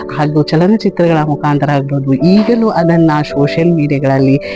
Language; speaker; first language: Kannada; native; Kannada